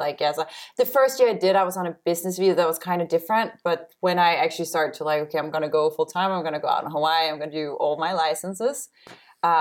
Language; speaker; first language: English; non-native, fluent; Danish